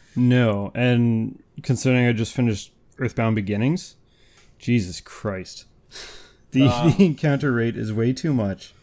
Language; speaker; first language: English; native; English